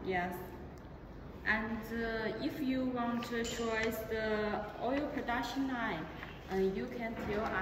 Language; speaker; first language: English; non-native, learner; Chinese